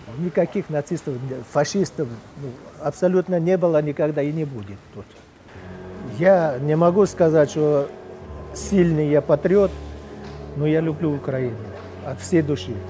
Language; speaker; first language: Russian; non-native, local second language; Uzbek